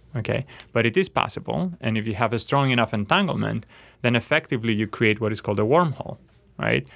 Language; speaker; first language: English; non-native, fluent; Greek